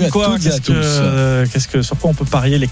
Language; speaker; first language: French; native; French